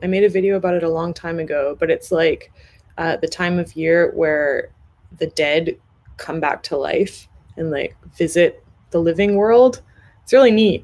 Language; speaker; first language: English; native; English